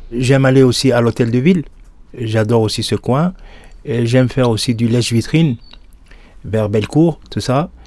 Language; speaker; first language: French; non-native, local second language; Arabic